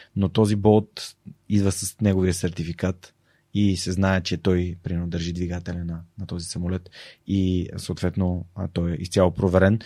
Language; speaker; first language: Bulgarian; native; Bulgarian